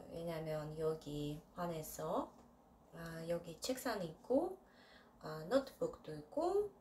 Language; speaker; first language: Korean; non-native, learner; Russian